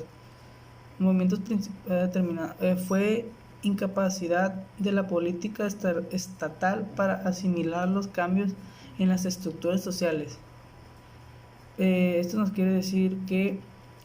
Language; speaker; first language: Spanish; native; Spanish